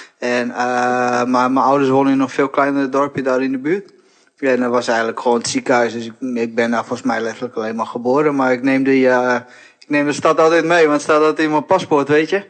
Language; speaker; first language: Dutch; early bilingual, other home language; Portuguese